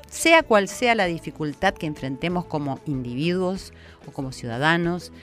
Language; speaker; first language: Spanish; native; Spanish